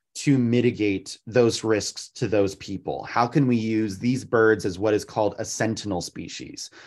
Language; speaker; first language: English; native; English